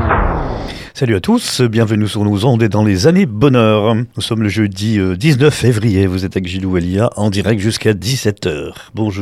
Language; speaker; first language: French; native; French